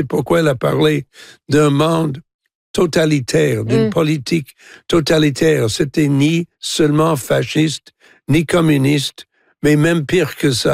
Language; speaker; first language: French; non-native, local second language; English